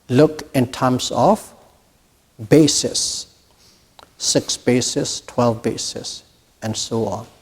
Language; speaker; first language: English; non-native, fluent; Burmese